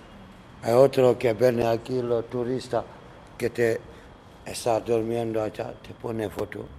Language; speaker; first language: Spanish; non-native, learner; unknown